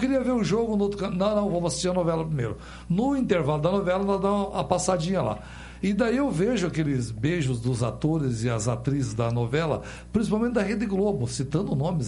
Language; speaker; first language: Portuguese; native; Portuguese